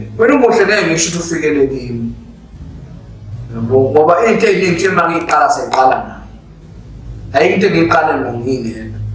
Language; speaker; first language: Zulu; native; Zulu